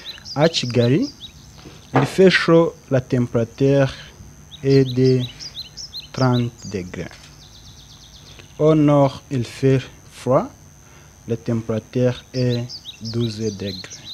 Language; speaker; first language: French; non-native, learner; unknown